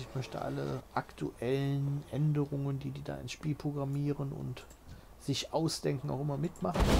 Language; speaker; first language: German; native; German